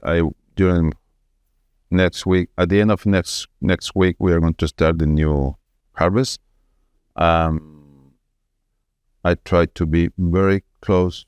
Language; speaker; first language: English; non-native, fluent; Spanish